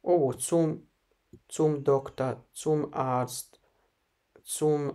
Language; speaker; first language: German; non-native, fluent; Bosnian